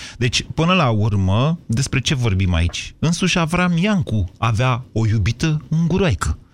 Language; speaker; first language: Romanian; native; Romanian